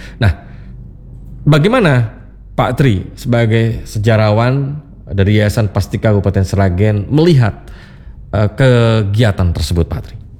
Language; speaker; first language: Indonesian; native; Indonesian